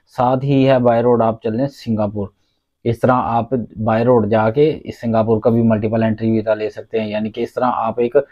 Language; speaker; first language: Urdu; non-native, local second language; Punjabi